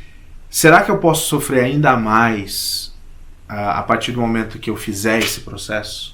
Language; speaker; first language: Portuguese; native; Portuguese